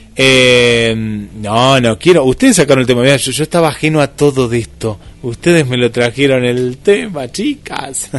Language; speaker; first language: Spanish; native; Spanish